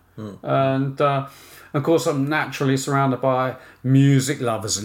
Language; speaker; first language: English; native; English